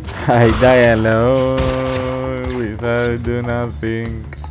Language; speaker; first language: English; non-native, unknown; Greek